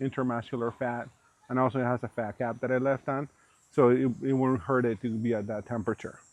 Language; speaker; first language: English; early bilingual, other home language; Spanish